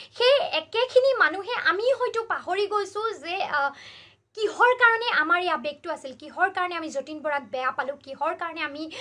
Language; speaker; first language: Assamese; native; Assamese